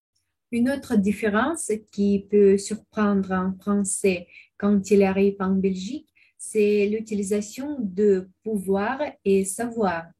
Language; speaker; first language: French; non-native, fluent; Russian